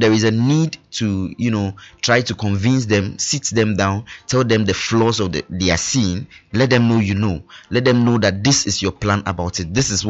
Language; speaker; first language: English; non-native, local second language; Ewe